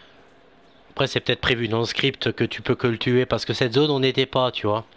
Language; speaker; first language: French; native; French